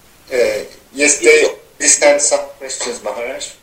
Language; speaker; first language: English; non-native, fluent; Turkish